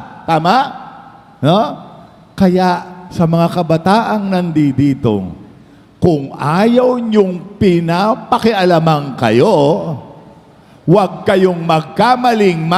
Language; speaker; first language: Filipino; native; Filipino